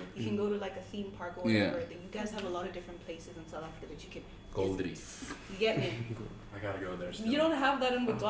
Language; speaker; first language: English; non-native, local second language; Tswana